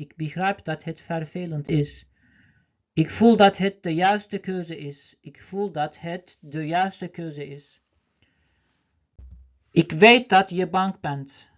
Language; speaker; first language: Dutch; non-native, learner; Turkish